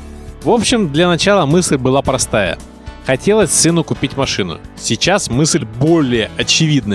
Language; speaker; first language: Russian; native; Russian